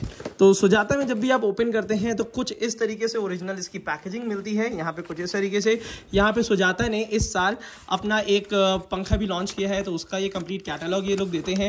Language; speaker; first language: Hindi; native; Hindi